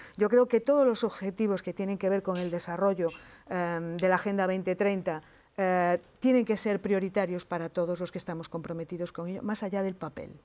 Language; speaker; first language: Spanish; native; Spanish